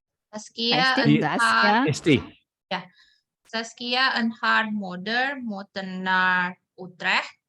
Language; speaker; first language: Dutch; non-native, learner; Indonesian